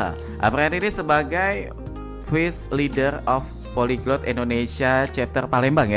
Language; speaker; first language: Indonesian; native; Indonesian